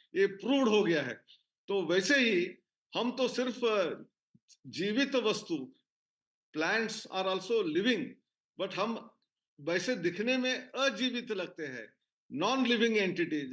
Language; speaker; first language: Hindi; non-native, local second language; Marathi